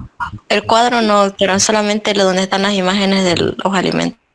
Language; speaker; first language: Spanish; native; Spanish